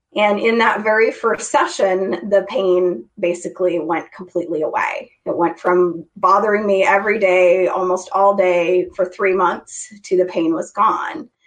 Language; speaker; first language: English; native; English